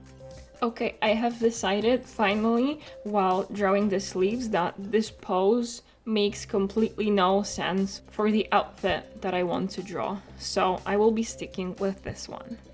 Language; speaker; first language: English; non-native, fluent; Polish